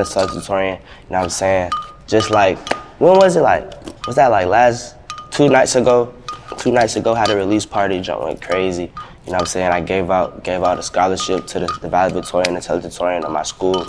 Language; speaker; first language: English; native; English